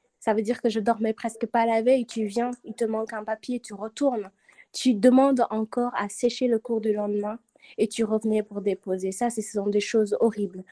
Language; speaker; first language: French; non-native, local second language; Wolof